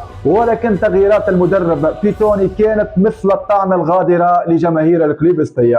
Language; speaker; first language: Arabic; native; Arabic